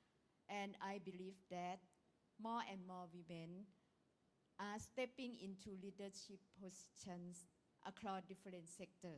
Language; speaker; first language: English; non-native, learner; Thai